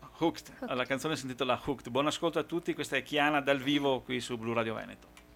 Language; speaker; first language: Italian; native; Italian